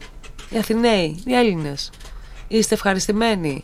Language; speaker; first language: Greek; native; Greek